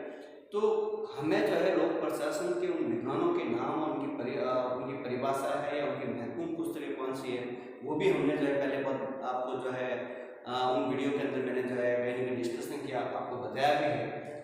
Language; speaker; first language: Hindi; native; Hindi